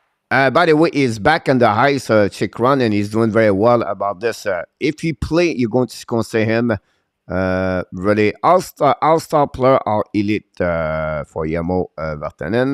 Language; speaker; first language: English; non-native, local second language; French